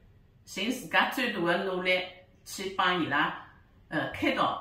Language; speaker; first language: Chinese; non-native, local second language; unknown